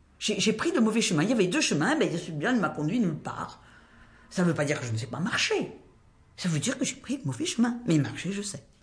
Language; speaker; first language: French; native; French